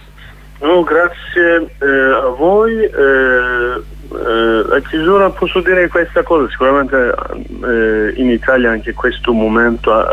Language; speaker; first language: Italian; non-native, learner; Kurdish